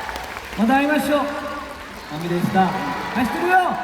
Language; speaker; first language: Japanese; non-native, learner; Korean